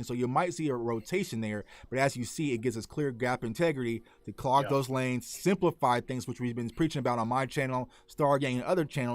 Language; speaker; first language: English; native; English